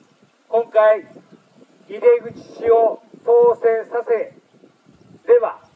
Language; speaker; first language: Japanese; native; Japanese